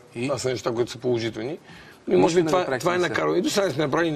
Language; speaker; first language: Bulgarian; native; Bulgarian